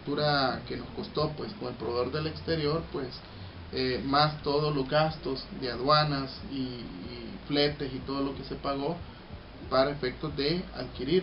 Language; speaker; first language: Spanish; native; Spanish